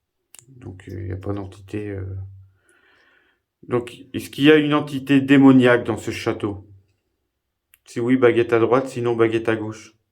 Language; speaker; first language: French; native; French